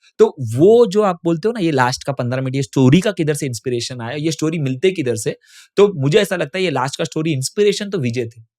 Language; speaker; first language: Hindi; non-native, local second language; Tamil